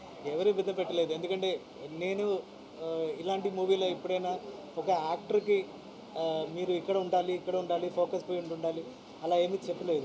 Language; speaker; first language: Telugu; non-native, fluent; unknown